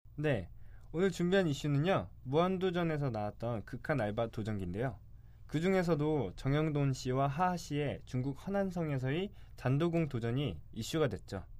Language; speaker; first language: Korean; native; Korean